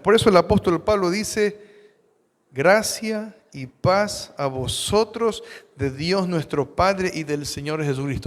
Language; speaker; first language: Spanish; native; Spanish